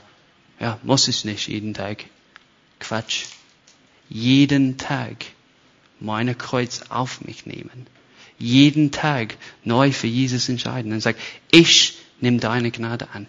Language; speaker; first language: German; non-native, fluent; English